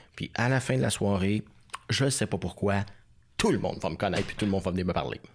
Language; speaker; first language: French; native; French